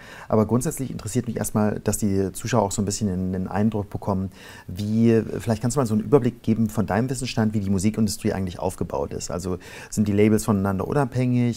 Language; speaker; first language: German; native; German